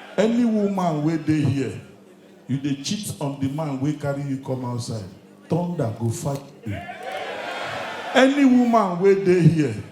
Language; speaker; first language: Nigerian Pidgin; native; Nigerian Pidgin